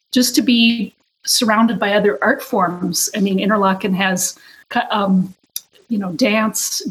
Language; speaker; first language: English; native; English